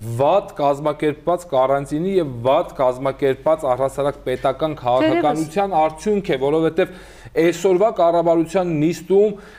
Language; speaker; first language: Armenian; native; Armenian